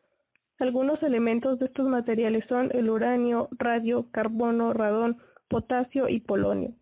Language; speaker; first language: Spanish; native; Spanish